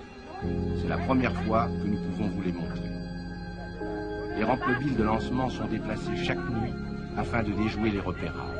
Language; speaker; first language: French; native; French